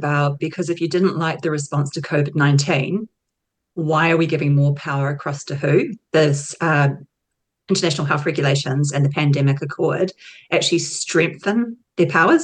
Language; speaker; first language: English; native; English